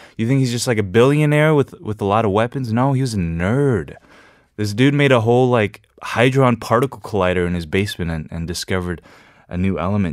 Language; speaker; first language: English; native; English